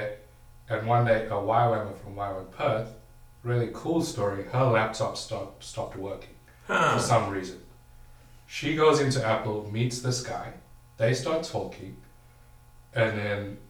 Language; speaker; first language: English; native; English